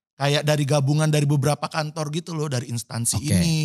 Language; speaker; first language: Indonesian; native; Indonesian